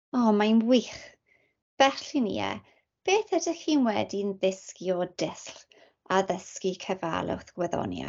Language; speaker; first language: Welsh; non-native, learner; English